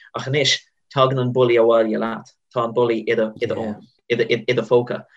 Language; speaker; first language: Irish; native; Irish